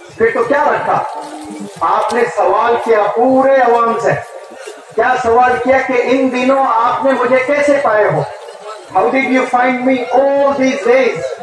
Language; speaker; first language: Urdu; native; Urdu